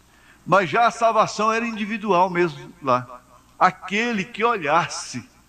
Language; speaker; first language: Portuguese; native; Portuguese